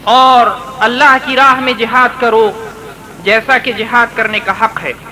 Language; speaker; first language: Urdu; native; Urdu